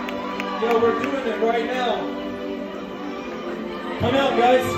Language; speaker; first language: English; native; English